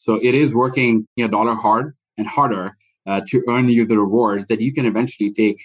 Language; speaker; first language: English; non-native, local second language; Hindi